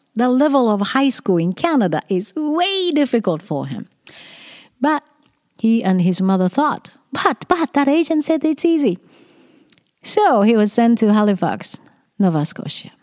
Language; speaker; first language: English; non-native, fluent; Japanese